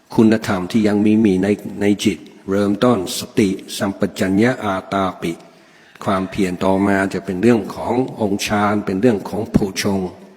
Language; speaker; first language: Thai; non-native, fluent; English